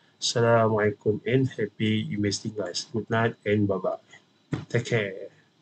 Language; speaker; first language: English; non-native, local second language; Malay